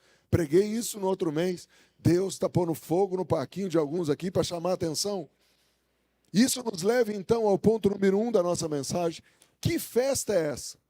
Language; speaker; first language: Portuguese; native; Portuguese